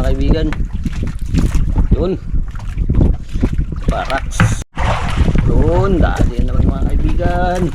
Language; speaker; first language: Filipino; non-native, local second language; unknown